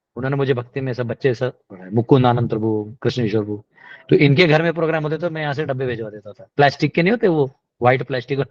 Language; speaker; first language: Hindi; non-native, local second language; Marathi